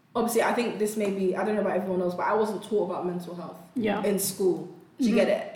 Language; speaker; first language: English; non-native, local second language; Akan